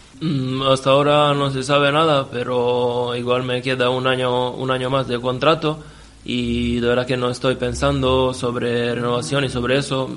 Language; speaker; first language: Spanish; non-native, fluent; Serbian